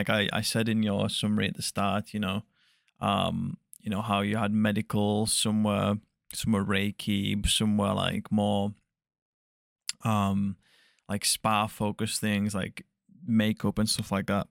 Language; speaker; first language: English; native; English